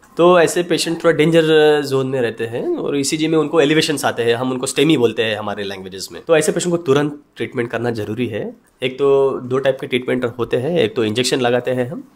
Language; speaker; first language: Hindi; non-native, local second language; Marathi